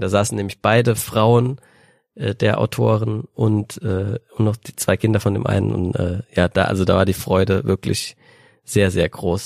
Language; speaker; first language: German; native; German